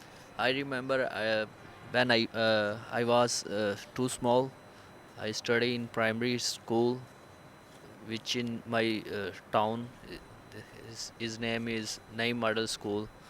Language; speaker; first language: English; non-native, learner; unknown